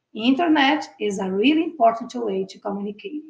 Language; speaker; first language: English; non-native, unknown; Portuguese